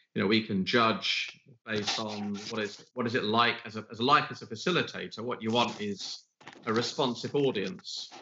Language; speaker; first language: English; native; English